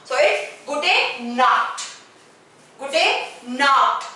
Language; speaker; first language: German; non-native, fluent; Hindi